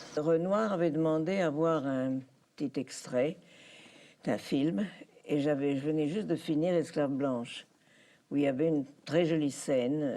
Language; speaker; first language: French; early bilingual, other home language; Polish